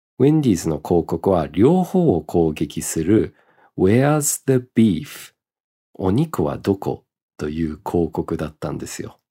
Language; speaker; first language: Japanese; early bilingual, heritage; Japanese